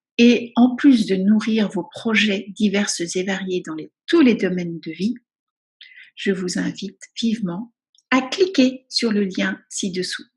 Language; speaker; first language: French; native; French